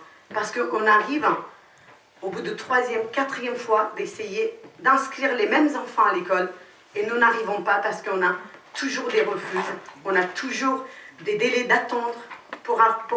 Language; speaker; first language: French; non-native, fluent; Romany